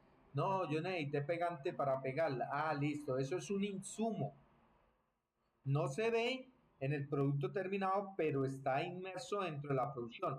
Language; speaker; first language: Spanish; native; Spanish